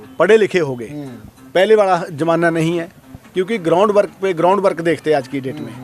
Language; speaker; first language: Hindi; non-native, local second language; Punjabi